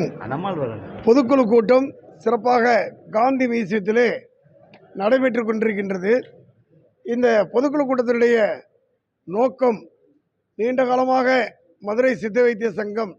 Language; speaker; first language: Tamil; native; Tamil